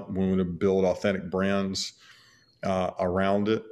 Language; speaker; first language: English; native; English